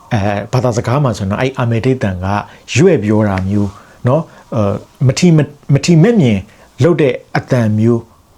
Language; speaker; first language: Burmese; non-native, local second language; S'gaw Karen